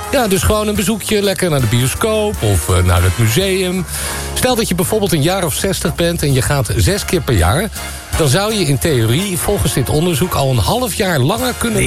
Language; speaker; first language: Dutch; native; Dutch